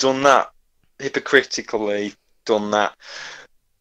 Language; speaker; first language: English; native; English